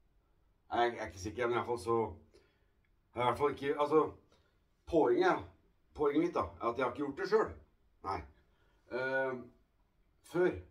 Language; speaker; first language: Norwegian; native; Norwegian